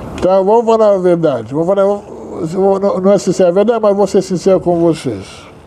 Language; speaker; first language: Portuguese; non-native, fluent; Hebrew